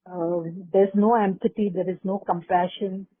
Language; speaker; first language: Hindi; non-native, local second language; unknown